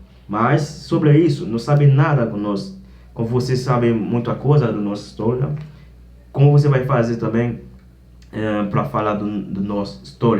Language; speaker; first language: Portuguese; non-native, learner; Haitian Creole